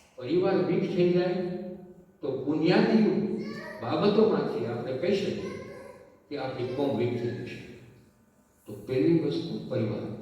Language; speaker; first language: Gujarati; early bilingual, heritage; Gujarati